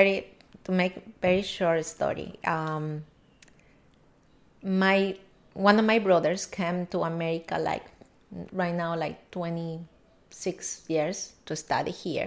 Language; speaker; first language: English; non-native, learner; Spanish